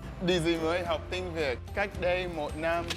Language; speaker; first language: Vietnamese; non-native, learner; English